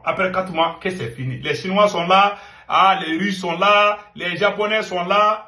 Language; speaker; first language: French; non-native, local second language; Bambara